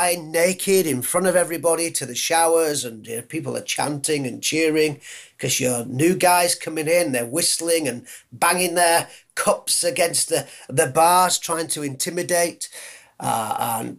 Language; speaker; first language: English; native; English